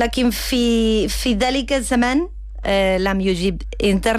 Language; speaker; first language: Arabic; non-native, learner; Spanish